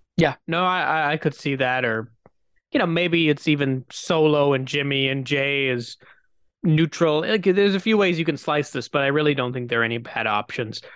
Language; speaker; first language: English; native; English